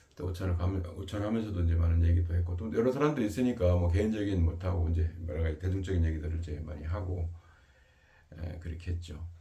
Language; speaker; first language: Korean; native; Korean